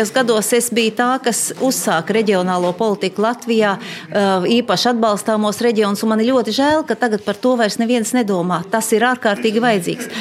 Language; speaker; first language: Latvian; native; Latvian